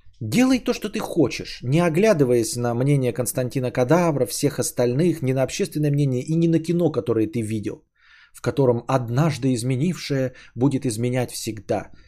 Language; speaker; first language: Russian; native; Russian